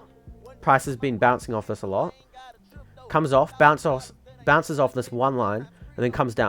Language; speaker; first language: English; native; English